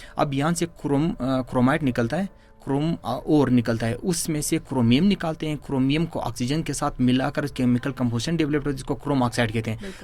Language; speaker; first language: Urdu; non-native, local second language; Pashto